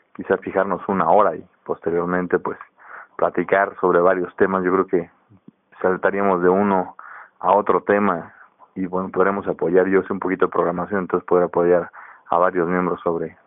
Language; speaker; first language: Spanish; native; Spanish